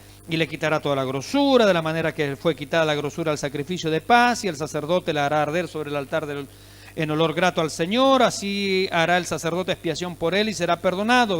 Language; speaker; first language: Spanish; native; Spanish